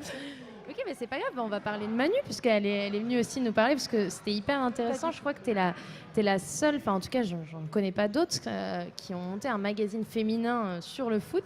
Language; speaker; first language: French; native; French